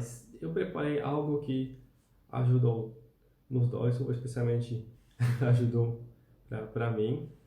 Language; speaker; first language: Portuguese; non-native, fluent; Polish